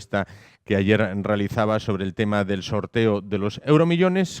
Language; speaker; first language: Spanish; native; Spanish